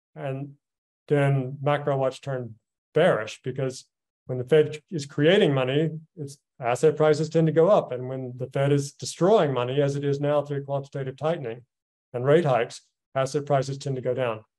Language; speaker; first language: English; native; English